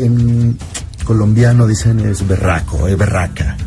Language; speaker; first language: Spanish; native; Spanish